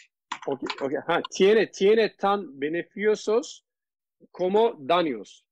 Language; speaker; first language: Spanish; non-native, learner; Turkish